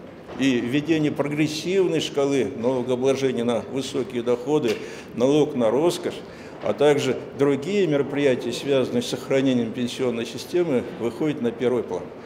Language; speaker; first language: Russian; native; Russian